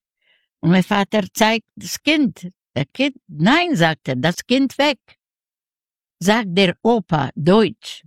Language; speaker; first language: German; non-native, learner; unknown